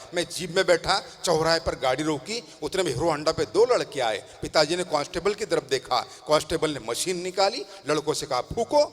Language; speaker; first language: Hindi; non-native, local second language; Tamil